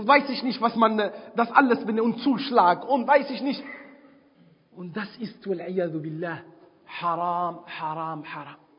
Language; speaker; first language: German; non-native, fluent; Arabic